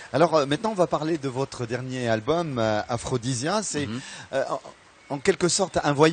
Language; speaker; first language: French; non-native, local second language; Arabic